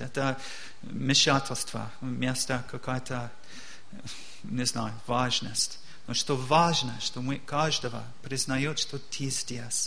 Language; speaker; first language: Russian; non-native, learner; English